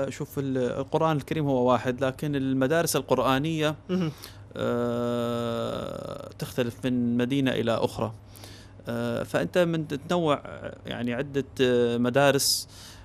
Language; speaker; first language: Arabic; native; Arabic